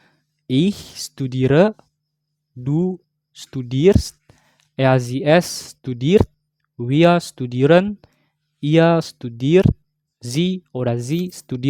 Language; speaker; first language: German; non-native, learner; Indonesian